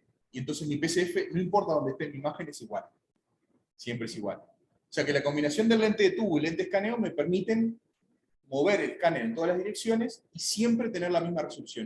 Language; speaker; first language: Spanish; native; Spanish